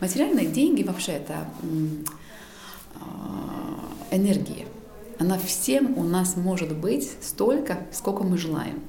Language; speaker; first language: Russian; non-native, local second language; Latvian